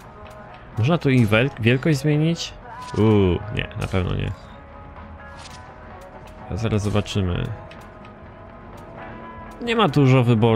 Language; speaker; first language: Polish; native; Polish